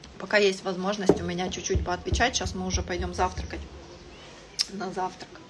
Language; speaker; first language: Russian; native; Russian